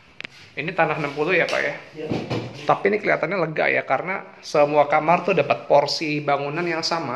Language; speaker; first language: Indonesian; native; Indonesian